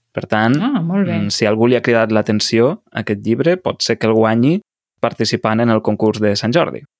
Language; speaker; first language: Catalan; native; Catalan